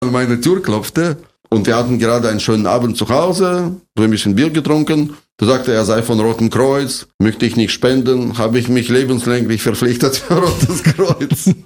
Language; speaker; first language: German; non-native, fluent; Russian